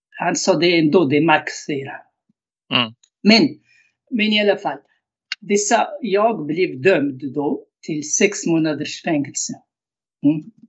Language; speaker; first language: Swedish; non-native, fluent; Arabic